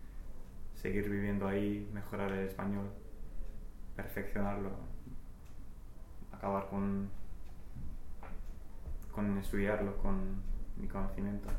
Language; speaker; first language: Spanish; non-native, fluent; English